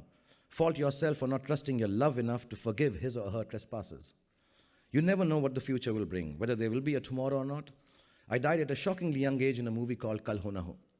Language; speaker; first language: English; non-native, local second language; Hindi